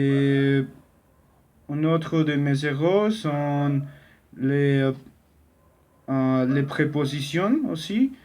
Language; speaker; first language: French; non-native, learner; Spanish